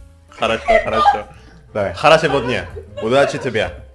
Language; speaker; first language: Russian; non-native, learner; Indonesian